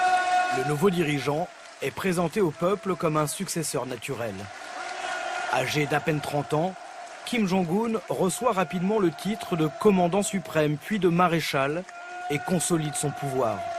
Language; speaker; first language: French; native; French